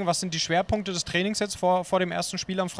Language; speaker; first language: German; native; German